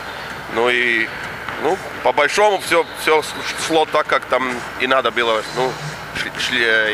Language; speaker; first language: Russian; non-native, fluent; Latvian